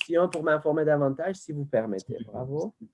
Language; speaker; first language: French; non-native, fluent; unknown